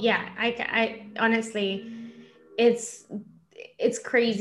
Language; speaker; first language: English; non-native, fluent; Spanish